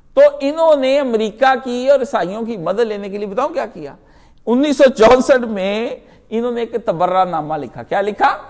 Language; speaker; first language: Urdu; non-native, local second language; Punjabi